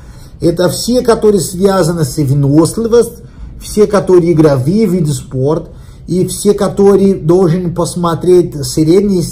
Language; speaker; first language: Russian; non-native, learner; Portuguese